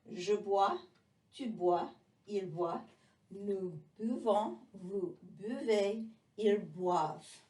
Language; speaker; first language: French; non-native, fluent; English